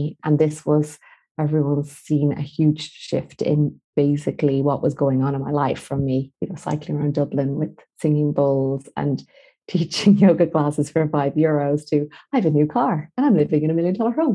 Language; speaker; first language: English; native; English